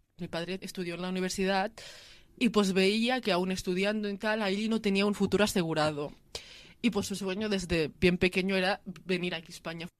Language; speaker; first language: Spanish; early bilingual, other home language; Arabic